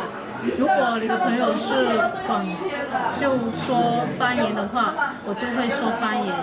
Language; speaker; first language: Chinese; non-native, local second language; Cantonese